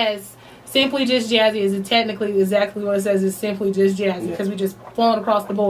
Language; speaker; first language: English; native; English